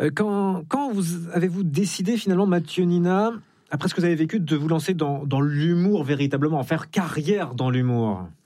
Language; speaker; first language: French; native; French